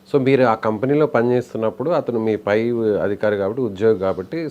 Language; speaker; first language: Telugu; native; Telugu